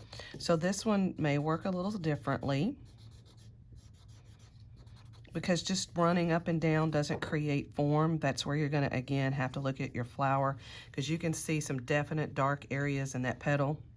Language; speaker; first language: English; native; English